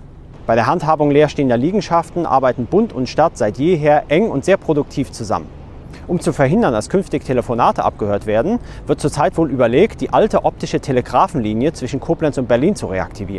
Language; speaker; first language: German; native; German